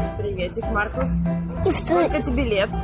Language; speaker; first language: Russian; native; Russian